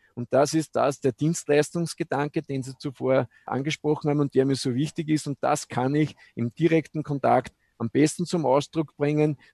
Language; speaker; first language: German; native; German